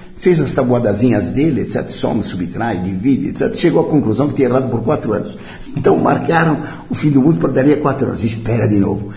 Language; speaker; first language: Portuguese; early bilingual, other home language; Italian